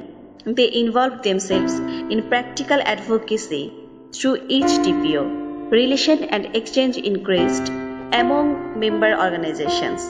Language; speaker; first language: English; non-native, local second language; Bangla